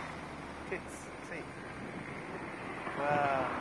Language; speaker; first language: English; native; English